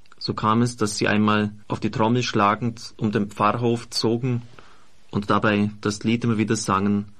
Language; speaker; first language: German; native; German